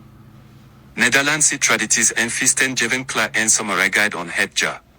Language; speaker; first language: Dutch; non-native, learner; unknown